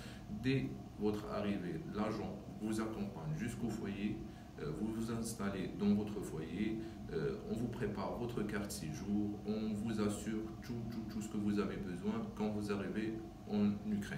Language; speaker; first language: French; non-native, local second language; Arabic